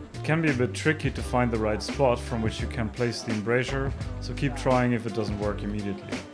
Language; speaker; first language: English; non-native, fluent; German